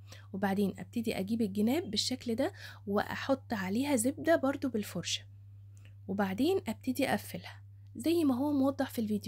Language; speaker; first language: Arabic; native; Arabic